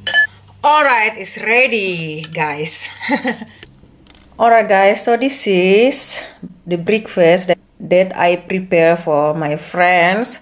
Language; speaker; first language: English; non-native, learner; Indonesian